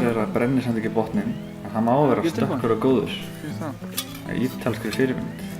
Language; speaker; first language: Icelandic; native; Icelandic